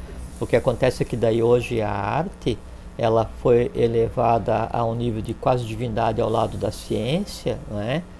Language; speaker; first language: Portuguese; native; Portuguese